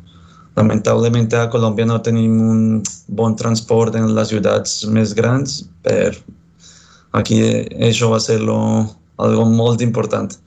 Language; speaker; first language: Catalan; non-native, fluent; Spanish